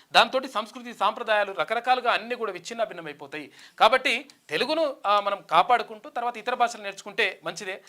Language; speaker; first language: Telugu; native; Telugu